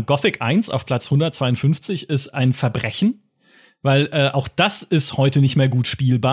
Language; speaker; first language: German; native; German